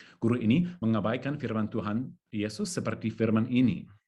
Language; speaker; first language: Indonesian; non-native, learner; English